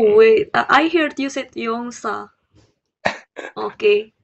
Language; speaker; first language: English; non-native, learner; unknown